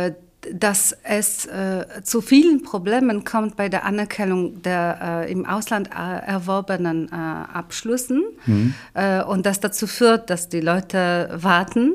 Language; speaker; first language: German; non-native, fluent; Polish